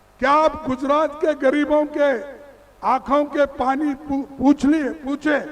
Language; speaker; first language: Hindi; non-native, local second language; Kannada